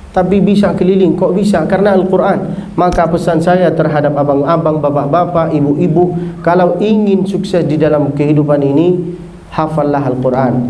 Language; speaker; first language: Malay; non-native, fluent; Arabic